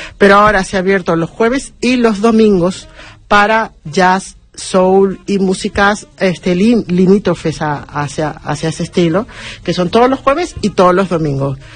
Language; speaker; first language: Spanish; native; Spanish